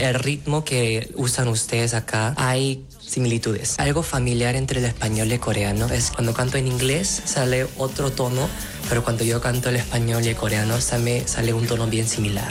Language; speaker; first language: Spanish; non-native, fluent; Korean